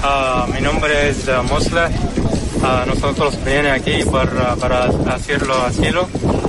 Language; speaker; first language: Spanish; non-native, learner; Arabic